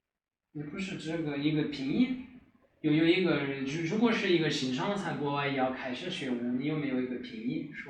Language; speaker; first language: Chinese; non-native, learner; French